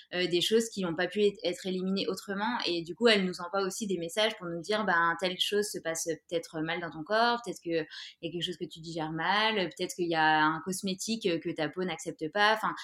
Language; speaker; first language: French; native; French